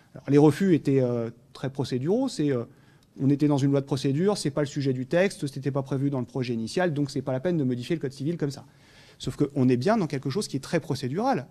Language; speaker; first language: French; native; French